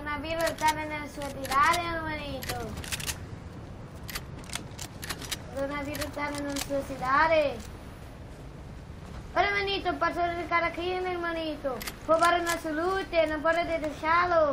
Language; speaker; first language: Spanish; non-native, learner; Portuguese